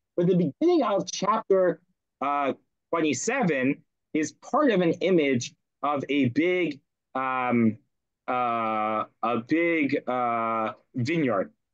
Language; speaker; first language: English; native; English